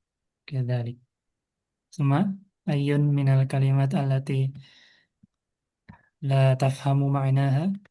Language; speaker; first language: Arabic; non-native, fluent; Indonesian